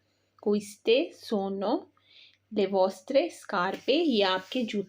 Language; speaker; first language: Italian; non-native, fluent; Urdu